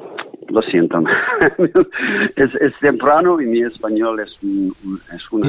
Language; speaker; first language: Spanish; non-native, learner; English